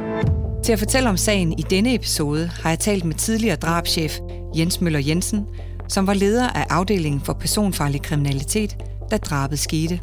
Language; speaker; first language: Danish; native; Danish